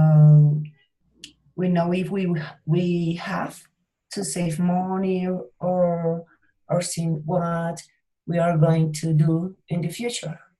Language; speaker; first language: English; non-native, learner; Spanish